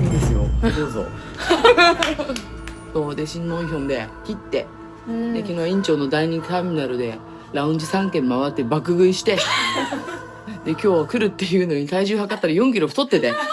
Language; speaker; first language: Japanese; native; Japanese